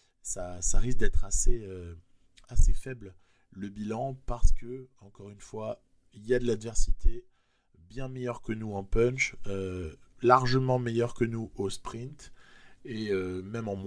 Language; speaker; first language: French; native; French